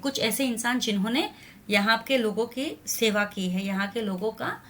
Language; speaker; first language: Hindi; non-native, local second language; Marathi